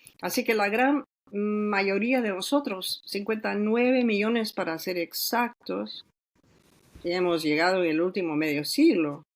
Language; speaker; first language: Spanish; native; Spanish